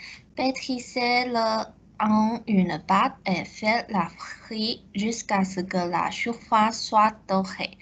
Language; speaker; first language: French; non-native, learner; Chinese